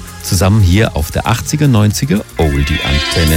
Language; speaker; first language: German; native; German